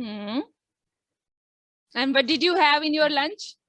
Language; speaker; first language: English; non-native, local second language; Hindi